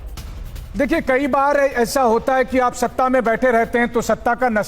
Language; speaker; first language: Hindi; native; Hindi